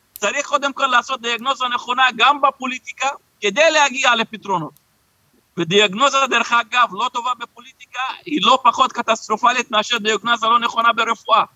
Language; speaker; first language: Hebrew; non-native, local second language; Arabic